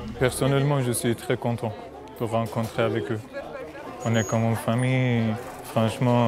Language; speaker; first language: French; non-native, fluent; Persian